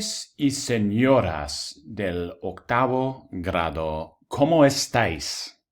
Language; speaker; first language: Spanish; non-native, fluent; English